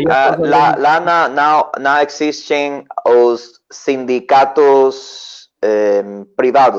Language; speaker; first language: Portuguese; non-native, learner; Spanish